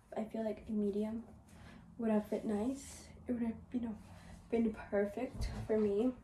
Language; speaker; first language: English; early bilingual, other home language; Spanish